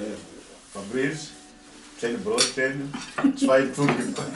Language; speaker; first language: German; non-native, learner; Portuguese